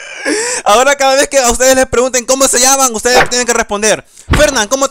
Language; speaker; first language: Spanish; native; Spanish